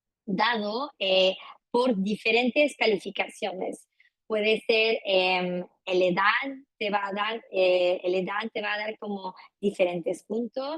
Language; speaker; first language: Spanish; non-native, fluent; French